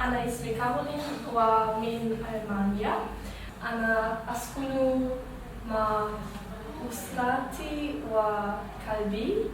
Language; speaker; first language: Arabic; non-native, learner; German